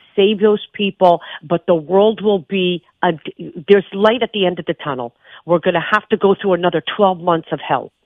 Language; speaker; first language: English; native; English